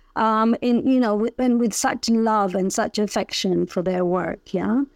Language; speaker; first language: English; early bilingual, other home language; Punjabi